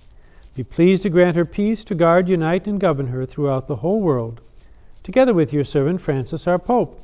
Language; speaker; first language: English; native; English